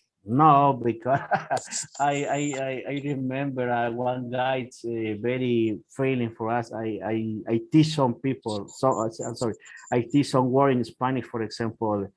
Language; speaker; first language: English; non-native, learner; Spanish